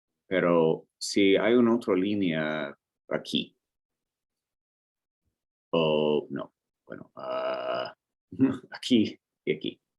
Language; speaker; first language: Spanish; non-native, learner; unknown